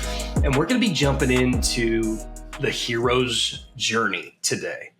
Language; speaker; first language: English; native; English